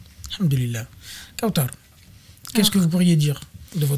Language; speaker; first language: French; native; French